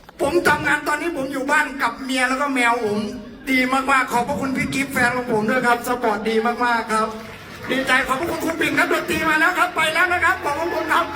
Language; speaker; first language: Thai; native; Thai